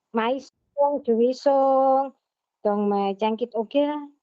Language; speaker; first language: Cantonese; non-native, learner; Indonesian